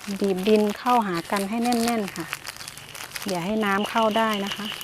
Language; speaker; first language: Thai; native; Thai